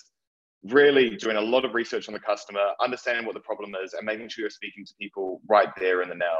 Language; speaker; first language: English; native; English